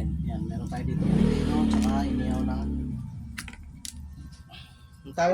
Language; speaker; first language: Filipino; native; Filipino